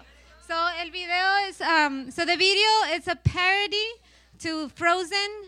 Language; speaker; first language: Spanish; early bilingual, heritage; Spanish